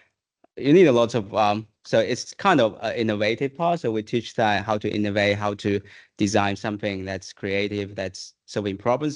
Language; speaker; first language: English; non-native, fluent; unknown